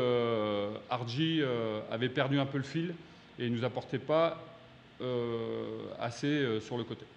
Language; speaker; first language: French; native; French